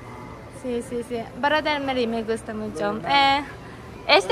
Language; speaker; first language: Spanish; non-native, learner; Japanese